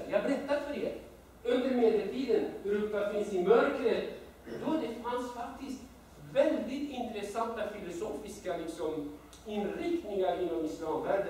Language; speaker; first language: Swedish; non-native, fluent; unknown